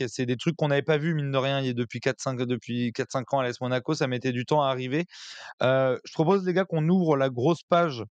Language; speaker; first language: French; native; French